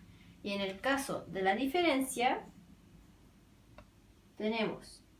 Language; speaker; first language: Spanish; native; Spanish